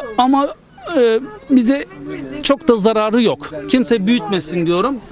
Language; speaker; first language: Turkish; native; Turkish